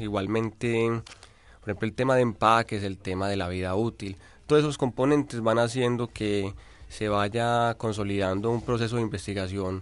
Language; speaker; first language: Spanish; native; Spanish